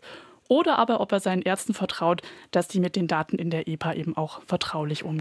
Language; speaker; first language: German; native; German